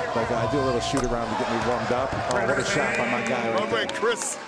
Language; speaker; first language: English; native; English